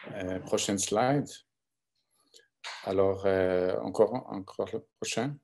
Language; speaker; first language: French; non-native, local second language; German